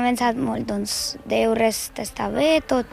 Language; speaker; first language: Catalan; non-native, learner; Ukrainian